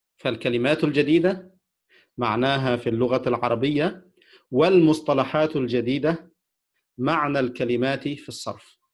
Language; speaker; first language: Arabic; non-native, fluent; Indonesian